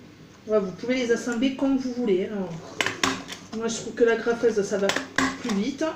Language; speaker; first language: French; native; French